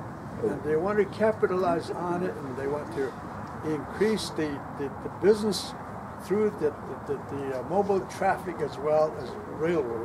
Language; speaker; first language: English; non-native, local second language; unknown